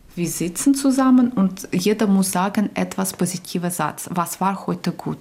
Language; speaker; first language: German; non-native, learner; Ukrainian